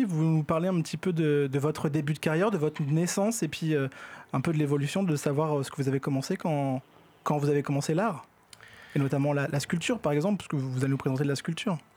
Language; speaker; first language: French; native; French